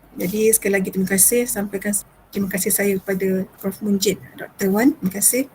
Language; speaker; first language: Malay; native; Malay